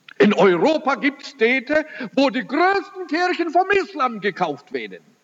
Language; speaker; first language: German; early bilingual, heritage; German